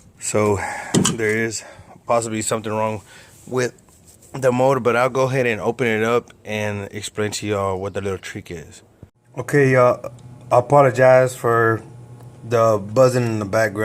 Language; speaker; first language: English; native; English